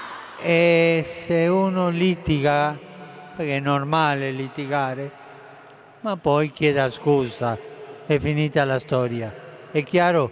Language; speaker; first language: Italian; non-native, fluent; Spanish